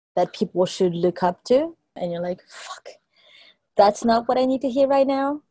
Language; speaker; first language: English; non-native, fluent; French